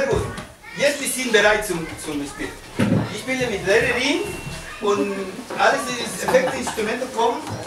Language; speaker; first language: German; non-native, learner; Spanish